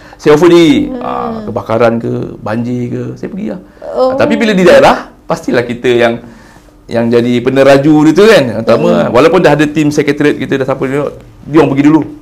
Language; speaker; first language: Malay; native; Malay